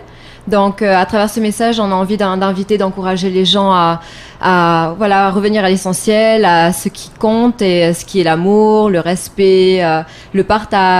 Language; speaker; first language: French; native; French